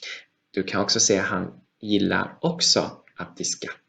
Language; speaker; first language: Swedish; non-native, fluent; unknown